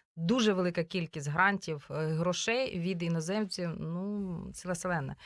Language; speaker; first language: Ukrainian; native; Ukrainian